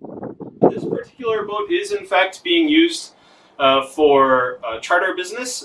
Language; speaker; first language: English; native; English